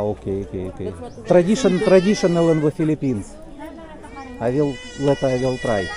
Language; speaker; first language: English; non-native, learner; Russian